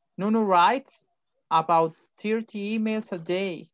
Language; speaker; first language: English; non-native, fluent; Spanish